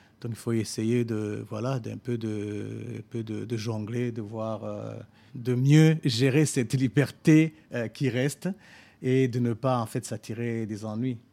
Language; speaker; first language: French; non-native, local second language; Rundi